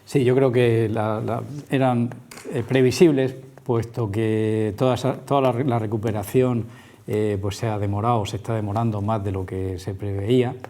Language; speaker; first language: Spanish; native; Spanish